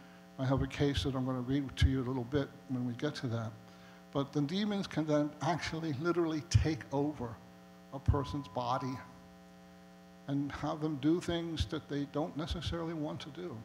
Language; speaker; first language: English; native; English